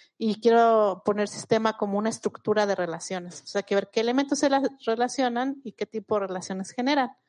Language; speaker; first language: Spanish; non-native, local second language; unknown